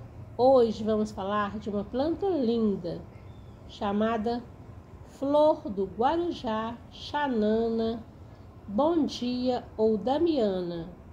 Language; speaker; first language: Portuguese; native; Portuguese